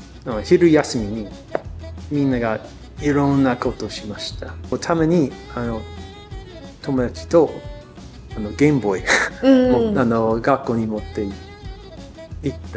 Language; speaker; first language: Japanese; non-native, learner; English